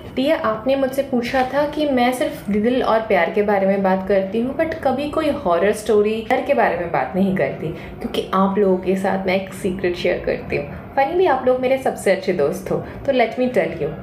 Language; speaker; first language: Hindi; non-native, local second language; Bangla